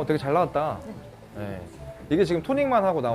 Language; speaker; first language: Korean; native; Korean